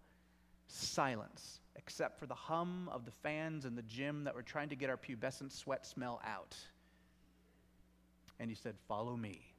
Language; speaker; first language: English; native; English